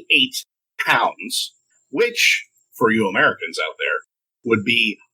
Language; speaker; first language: English; native; English